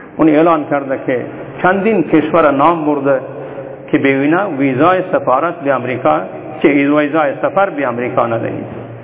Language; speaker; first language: Persian; non-native, local second language; Baluchi